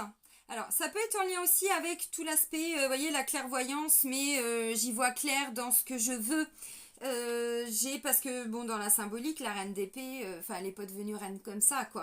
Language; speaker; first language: French; native; French